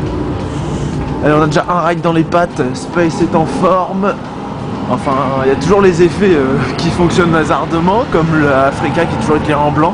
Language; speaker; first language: French; native; French